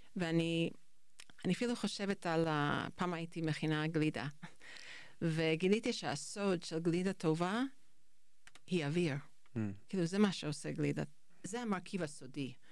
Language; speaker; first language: Hebrew; non-native, fluent; English